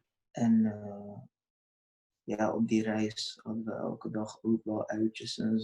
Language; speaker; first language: Dutch; early bilingual, other home language; Urdu